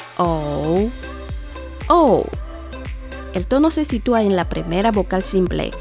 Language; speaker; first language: Spanish; non-native, fluent; Chinese